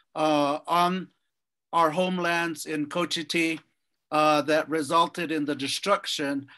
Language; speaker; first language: English; native; English